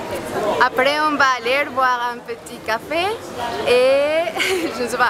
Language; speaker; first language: French; non-native, learner; Spanish